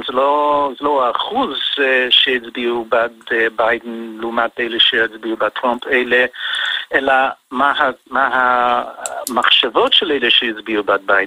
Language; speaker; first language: Hebrew; non-native, fluent; English